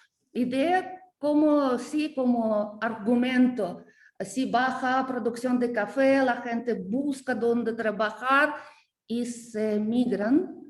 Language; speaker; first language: Spanish; non-native, learner; Russian